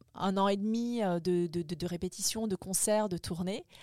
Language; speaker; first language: French; native; French